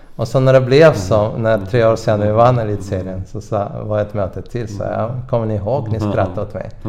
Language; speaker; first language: Swedish; non-native, fluent; Russian